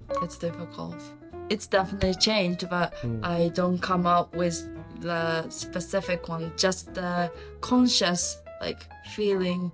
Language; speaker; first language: English; non-native, learner; Japanese